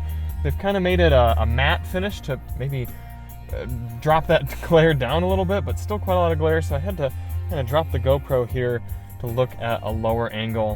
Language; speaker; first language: English; native; English